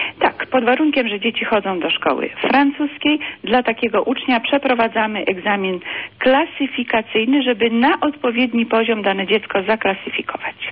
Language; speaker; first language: Polish; native; Polish